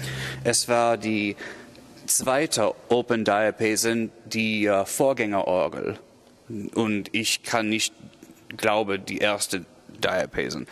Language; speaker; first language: German; non-native, learner; English